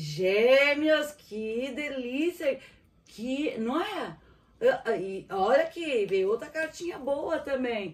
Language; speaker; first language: Portuguese; native; Portuguese